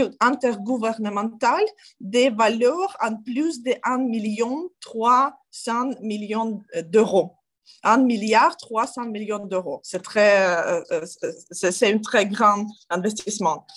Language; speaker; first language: French; non-native, learner; Ukrainian